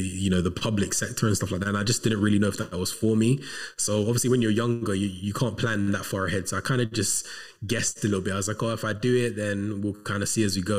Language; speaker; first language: English; native; English